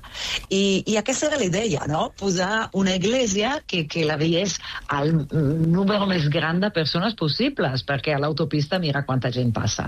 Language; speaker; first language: Catalan; non-native, fluent; Italian